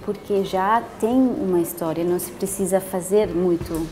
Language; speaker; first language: Portuguese; non-native, learner; German